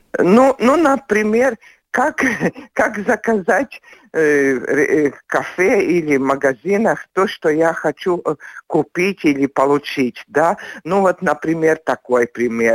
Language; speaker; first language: Russian; non-native, local second language; Latvian